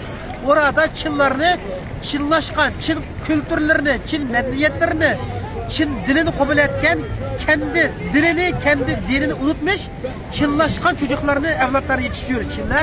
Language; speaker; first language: Turkish; non-native, learner; Uyghur